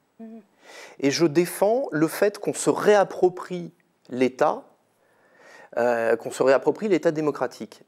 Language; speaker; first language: French; native; French